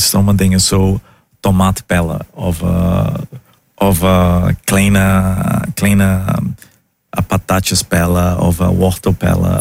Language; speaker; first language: Dutch; non-native, learner; Portuguese